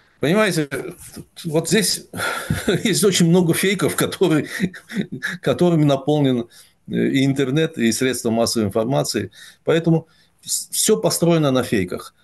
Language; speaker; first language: Russian; non-native, local second language; Azerbaijani